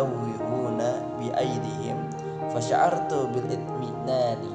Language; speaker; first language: Arabic; non-native, learner; Indonesian